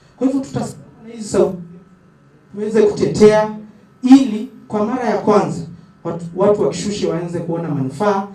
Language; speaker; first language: Swahili; non-native, local second language; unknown